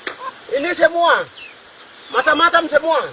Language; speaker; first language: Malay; non-native, local second language; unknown